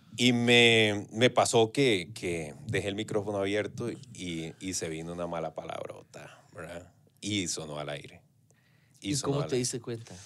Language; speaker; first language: Spanish; native; Spanish